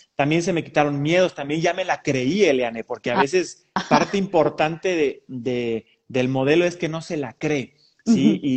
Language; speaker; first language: Spanish; native; Spanish